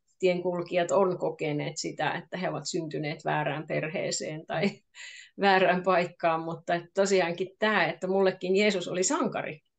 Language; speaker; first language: Finnish; native; Finnish